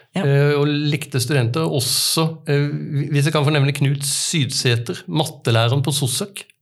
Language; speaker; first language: Norwegian; native; Norwegian